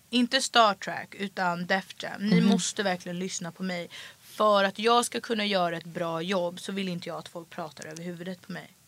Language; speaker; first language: Swedish; early bilingual, other home language; French